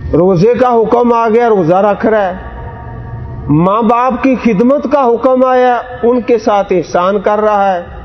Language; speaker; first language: Urdu; non-native, local second language; Punjabi